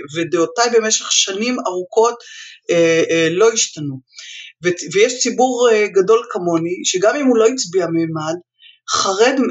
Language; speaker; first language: Hebrew; native; Hebrew